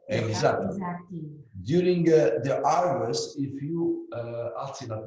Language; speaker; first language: English; non-native, learner; Italian